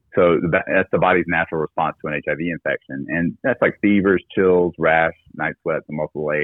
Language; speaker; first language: English; native; English